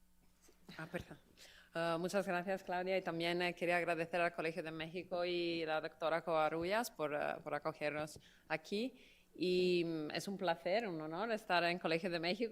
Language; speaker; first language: Spanish; non-native, fluent; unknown